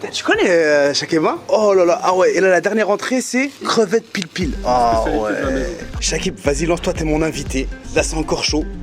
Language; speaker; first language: French; early bilingual, other home language; Riffian